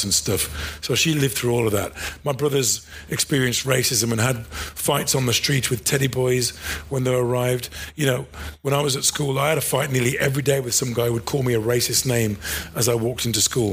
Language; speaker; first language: English; native; English